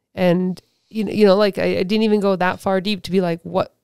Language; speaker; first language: English; native; English